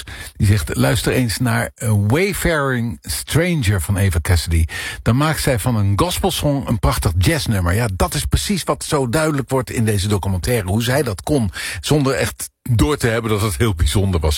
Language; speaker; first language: Dutch; native; Dutch